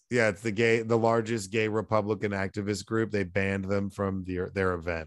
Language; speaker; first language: English; native; English